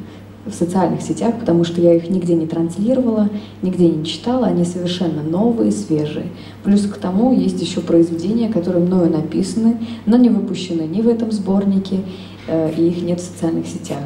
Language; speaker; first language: Russian; native; Russian